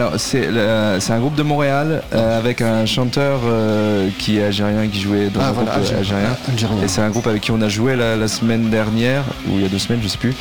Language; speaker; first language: French; native; French